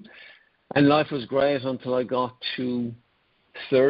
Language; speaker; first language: English; native; English